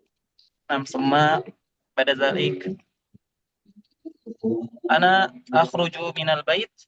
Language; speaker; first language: Arabic; non-native, learner; Indonesian